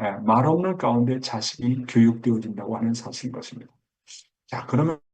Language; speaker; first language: Korean; native; Korean